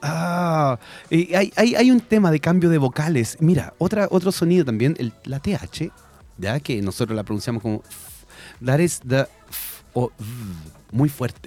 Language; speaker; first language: Spanish; native; Spanish